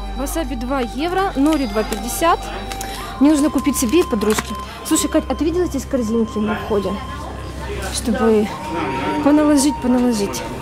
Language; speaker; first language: Russian; native; Russian